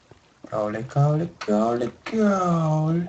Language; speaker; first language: English; native; English